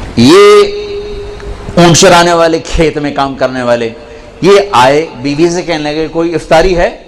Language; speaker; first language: Urdu; non-native, local second language; Punjabi